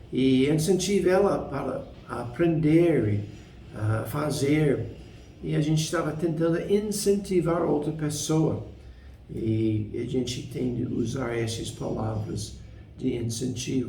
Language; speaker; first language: Portuguese; non-native, fluent; English